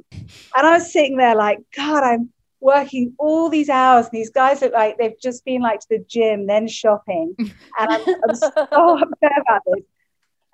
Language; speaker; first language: English; native; English